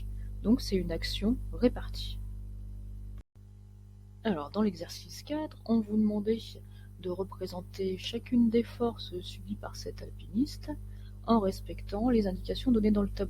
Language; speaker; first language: French; native; French